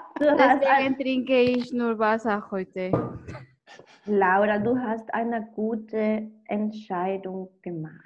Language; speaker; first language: German; non-native, learner; Spanish